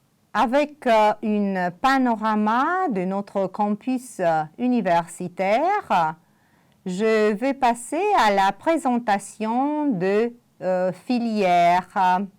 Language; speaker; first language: French; non-native, fluent; Romanian